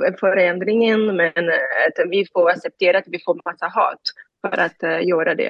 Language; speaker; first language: Swedish; non-native, learner; Portuguese